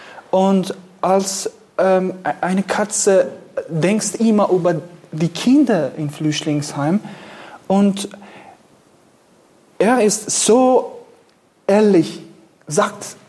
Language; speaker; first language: German; non-native, fluent; Kurdish